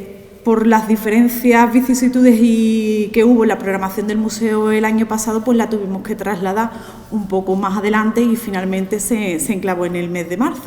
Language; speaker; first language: Spanish; native; Spanish